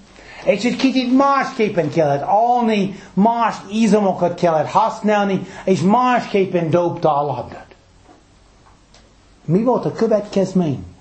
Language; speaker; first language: Hungarian; non-native, fluent; English